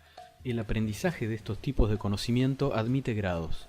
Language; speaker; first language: Spanish; native; Spanish